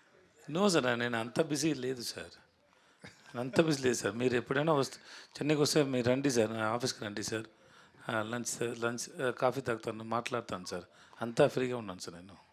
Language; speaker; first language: Telugu; non-native, learner; Tamil